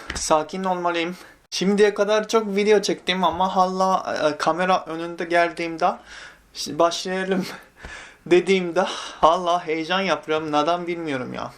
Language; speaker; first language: Turkish; non-native, fluent; Japanese